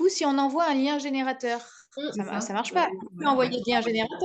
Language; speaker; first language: French; native; French